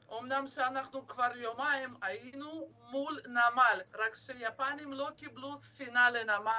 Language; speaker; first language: Hebrew; non-native, fluent; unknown